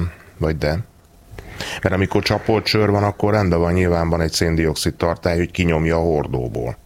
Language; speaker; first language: Hungarian; native; Hungarian